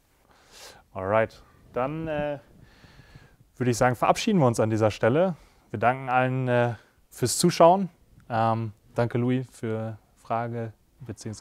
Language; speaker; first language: German; native; German